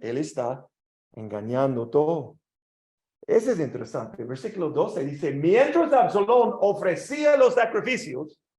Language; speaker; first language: Spanish; non-native, learner; English